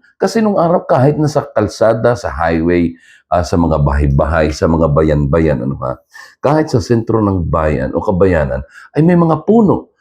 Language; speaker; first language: Filipino; native; Filipino